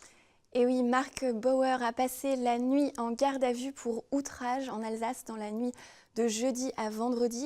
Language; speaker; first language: French; native; French